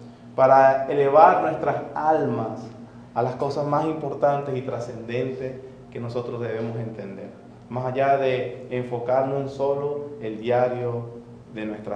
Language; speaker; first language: Spanish; native; Spanish